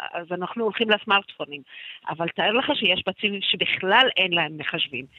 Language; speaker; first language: Hebrew; non-native, local second language; Arabic